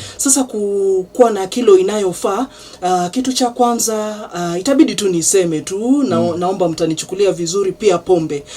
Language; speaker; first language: Swahili; non-native, local second language; Gusii